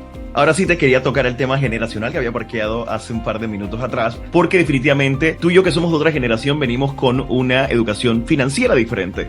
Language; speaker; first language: Spanish; native; Spanish